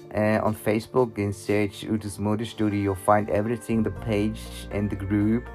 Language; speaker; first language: English; non-native, learner; German